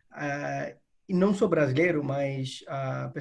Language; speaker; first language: Portuguese; non-native, fluent; English